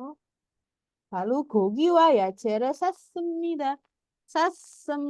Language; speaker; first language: Korean; non-native, fluent; Indonesian